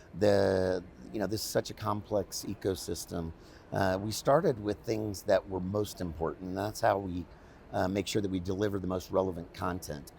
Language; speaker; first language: English; native; English